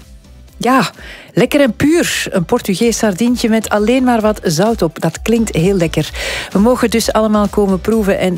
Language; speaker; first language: Dutch; native; Dutch